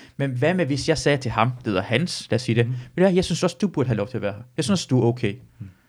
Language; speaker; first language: Danish; early bilingual, other home language; Persian